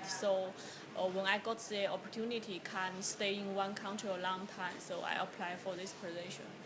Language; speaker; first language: English; non-native, learner; Chinese